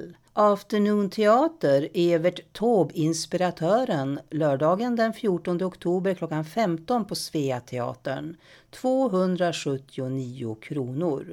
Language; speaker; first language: Swedish; native; Swedish